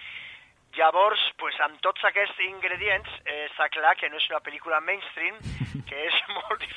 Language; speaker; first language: Catalan; non-native, fluent; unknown